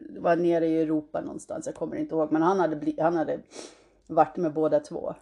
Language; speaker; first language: Swedish; early bilingual, heritage; Swedish